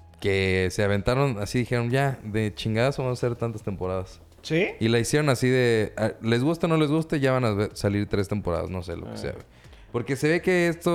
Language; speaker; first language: Spanish; native; Spanish